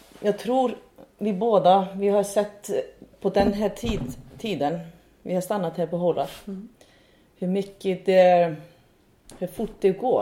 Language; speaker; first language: Swedish; non-native, fluent; Icelandic